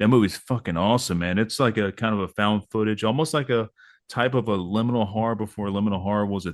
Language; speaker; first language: English; native; English